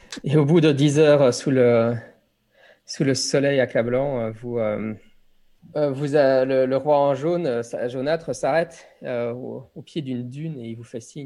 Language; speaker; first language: French; native; French